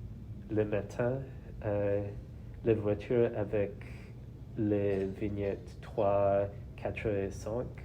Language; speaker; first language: French; non-native, learner; English